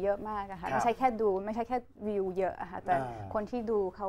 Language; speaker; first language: Thai; non-native, fluent; Portuguese